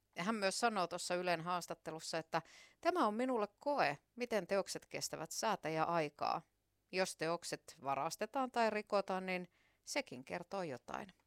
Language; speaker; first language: Finnish; native; Finnish